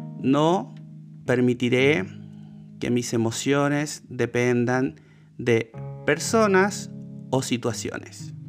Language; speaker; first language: Spanish; native; Spanish